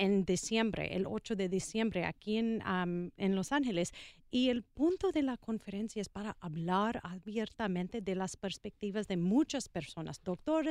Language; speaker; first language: Spanish; non-native, learner; English